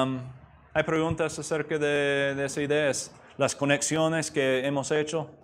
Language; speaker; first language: Spanish; non-native, fluent; English